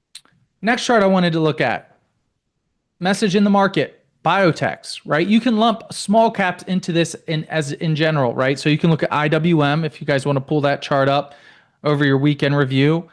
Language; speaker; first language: English; native; English